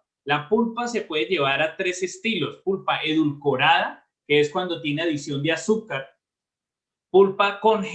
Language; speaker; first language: Spanish; native; Spanish